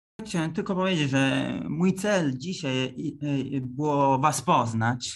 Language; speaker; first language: Polish; early bilingual, heritage; Italian